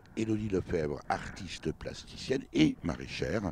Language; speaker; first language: French; native; French